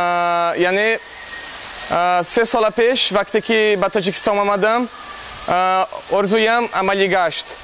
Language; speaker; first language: Persian; non-native, learner; Portuguese